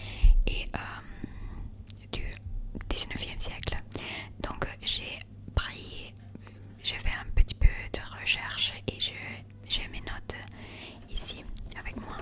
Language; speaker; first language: French; non-native, learner; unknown